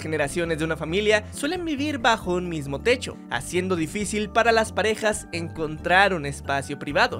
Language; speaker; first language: Spanish; native; Spanish